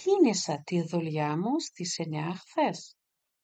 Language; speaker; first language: Greek; non-native, fluent; Russian